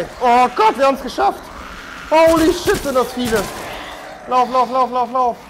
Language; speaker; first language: German; native; German